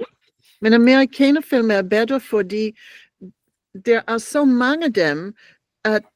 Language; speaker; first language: Danish; non-native, learner; English